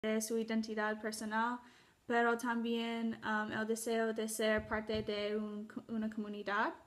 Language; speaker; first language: Spanish; non-native, learner; English